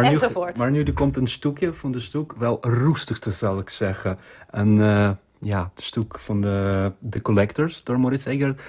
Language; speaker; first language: Dutch; non-native, fluent; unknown